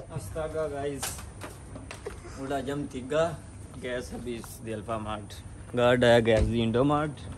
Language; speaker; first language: Indonesian; non-native, learner; Urdu